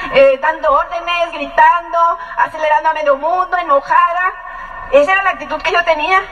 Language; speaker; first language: Spanish; native; Spanish